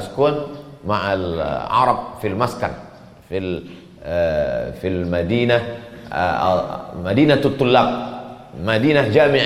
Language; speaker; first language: Arabic; non-native, fluent; Indonesian